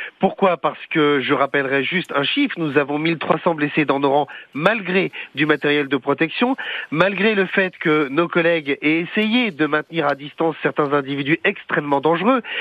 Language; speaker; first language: French; native; French